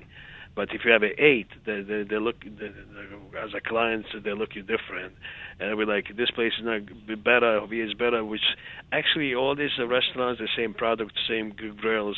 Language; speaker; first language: English; non-native, fluent; Serbian